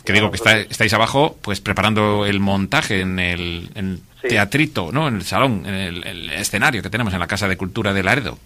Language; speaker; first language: Spanish; native; Spanish